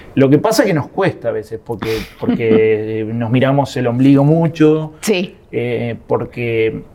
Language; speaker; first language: Spanish; native; Spanish